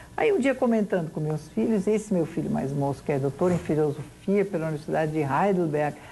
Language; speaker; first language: Portuguese; native; Portuguese